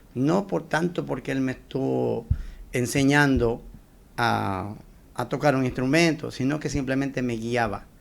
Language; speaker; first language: Spanish; native; Spanish